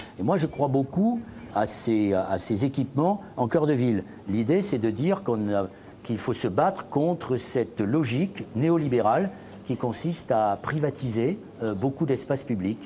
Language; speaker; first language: French; native; French